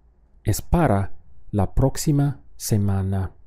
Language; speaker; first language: Spanish; non-native, fluent; English